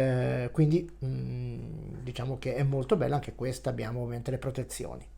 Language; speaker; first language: Italian; native; Italian